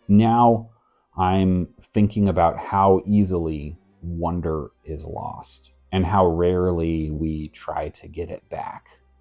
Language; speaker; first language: English; native; English